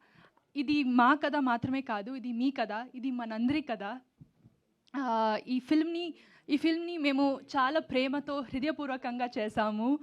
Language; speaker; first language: Telugu; non-native, local second language; Tamil